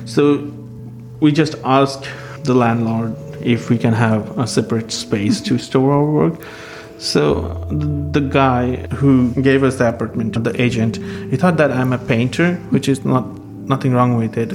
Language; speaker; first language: English; non-native, local second language; Bangla